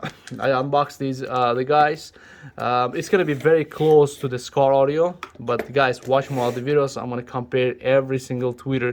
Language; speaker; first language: English; non-native, local second language; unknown